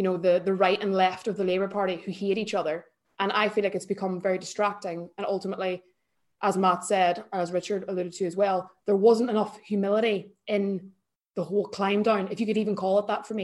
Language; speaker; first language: English; native; English